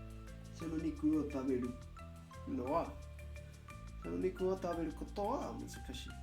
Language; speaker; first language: Japanese; non-native, learner; Spanish